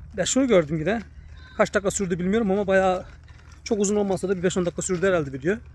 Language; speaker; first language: Turkish; early bilingual, heritage; Turkish